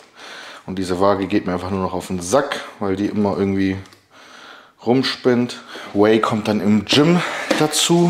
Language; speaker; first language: German; native; German